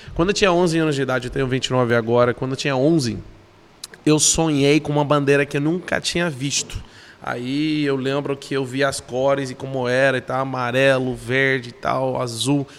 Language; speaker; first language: Portuguese; non-native, fluent; English